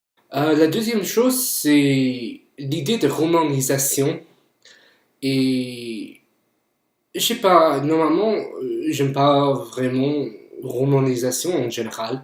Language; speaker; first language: French; non-native, fluent; English